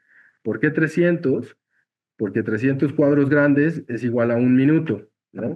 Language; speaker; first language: Spanish; native; Spanish